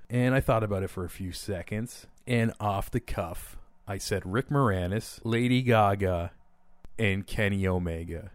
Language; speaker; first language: English; native; English